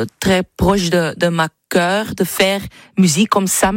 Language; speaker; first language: French; non-native, learner; Dutch